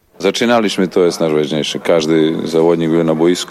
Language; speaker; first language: Polish; non-native, learner; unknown